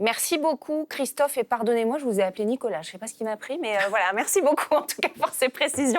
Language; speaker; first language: French; native; French